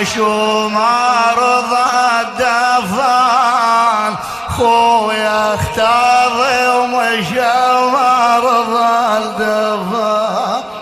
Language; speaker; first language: Arabic; native; Arabic